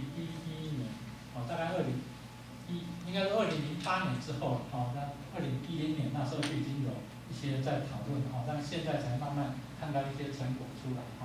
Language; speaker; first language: Chinese; native; Chinese